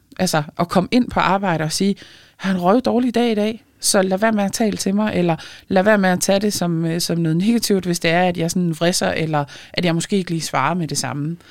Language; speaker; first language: Danish; early bilingual, other home language; Lithuanian